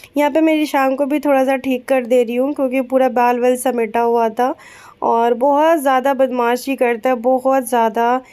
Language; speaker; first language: Hindi; native; Hindi